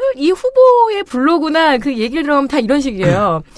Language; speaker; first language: Korean; native; Korean